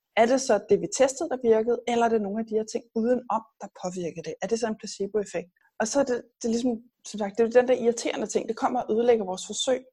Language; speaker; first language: Danish; native; Danish